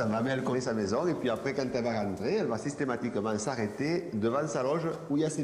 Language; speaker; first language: French; native; French